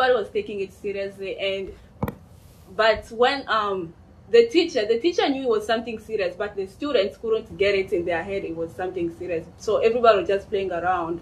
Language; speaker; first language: English; non-native, fluent; Swahili